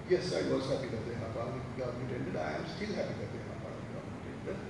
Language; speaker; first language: English; non-native, local second language; Sinhala